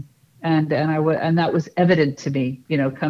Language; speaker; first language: English; native; English